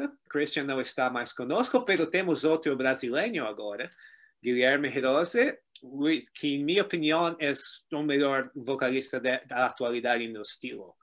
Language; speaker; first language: Spanish; non-native, learner; Portuguese